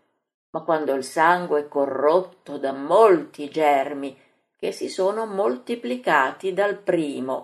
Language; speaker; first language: Italian; native; Italian